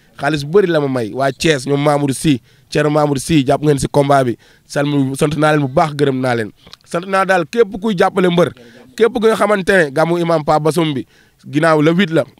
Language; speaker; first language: Wolof; non-native, local second language; Fula